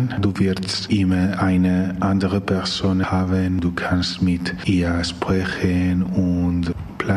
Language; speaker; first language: German; non-native, learner; Spanish